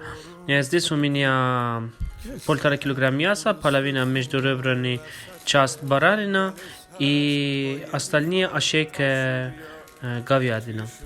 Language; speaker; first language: Russian; non-native, fluent; Persian